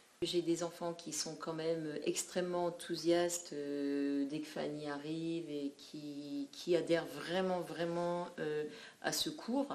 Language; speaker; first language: French; native; French